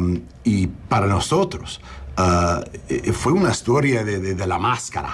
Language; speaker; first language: Spanish; non-native, learner; English